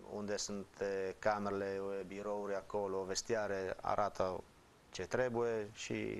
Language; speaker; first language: Romanian; non-native, fluent; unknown